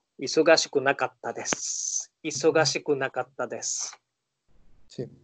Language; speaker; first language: Japanese; non-native, learner; Spanish